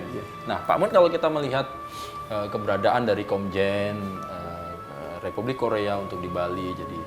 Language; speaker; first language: Indonesian; native; Indonesian